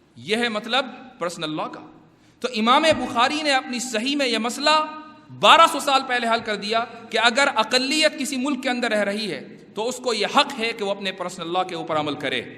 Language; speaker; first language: Urdu; native; Urdu